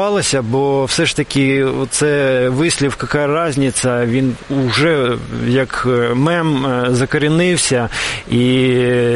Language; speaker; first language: Ukrainian; non-native, local second language; Russian